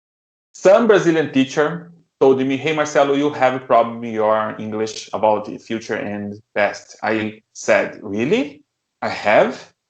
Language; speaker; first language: English; non-native, learner; Portuguese